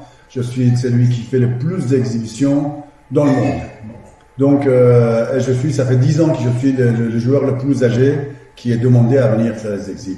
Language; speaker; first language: French; non-native, fluent; Persian